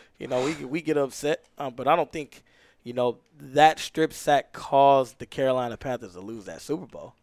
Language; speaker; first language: English; native; English